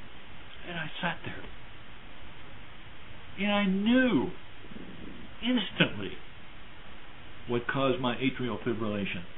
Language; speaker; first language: English; native; English